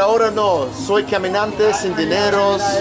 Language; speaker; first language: Spanish; non-native, learner; English